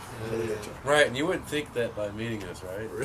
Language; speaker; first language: English; native; English